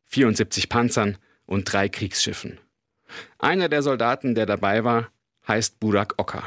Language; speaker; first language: German; native; German